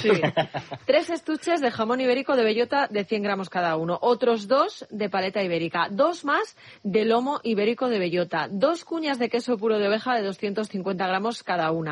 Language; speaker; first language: Spanish; native; Spanish